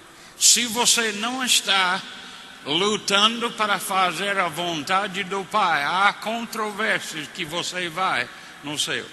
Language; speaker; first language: Portuguese; non-native, fluent; English